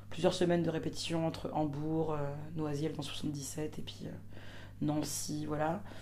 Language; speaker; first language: French; native; French